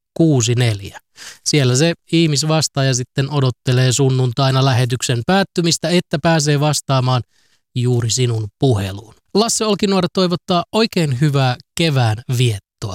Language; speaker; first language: Finnish; native; Finnish